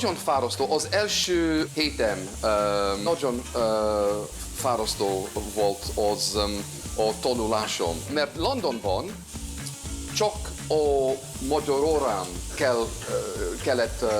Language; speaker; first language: Hungarian; non-native, fluent; English